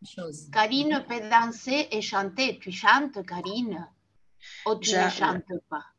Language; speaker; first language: French; non-native, fluent; Spanish